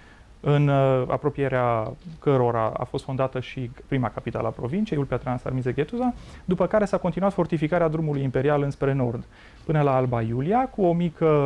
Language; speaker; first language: Romanian; native; Romanian